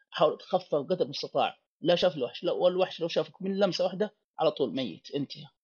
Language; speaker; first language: Arabic; native; Arabic